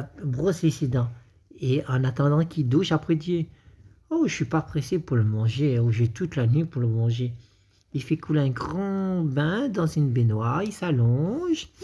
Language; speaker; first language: French; native; French